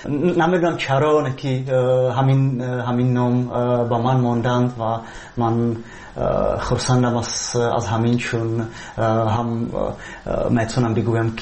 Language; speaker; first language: Persian; non-native, fluent; Czech